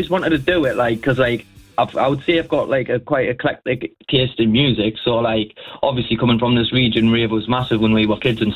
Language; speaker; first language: English; native; English